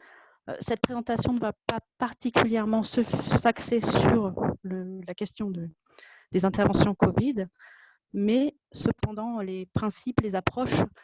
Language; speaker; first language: French; native; French